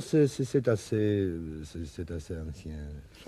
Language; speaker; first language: French; non-native, learner; Russian